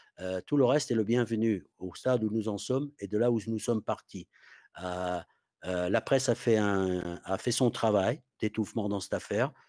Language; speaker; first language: French; non-native, fluent; English